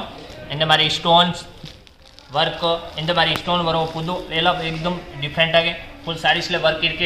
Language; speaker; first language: Tamil; non-native, learner; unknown